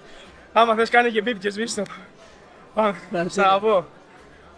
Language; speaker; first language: Greek; native; Greek